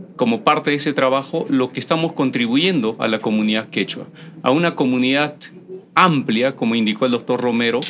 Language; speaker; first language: Spanish; native; Spanish